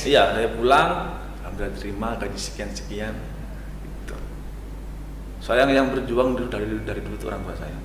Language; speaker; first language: Indonesian; non-native, local second language; Madurese